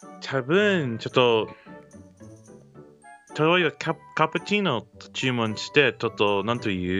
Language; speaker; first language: Japanese; non-native, learner; English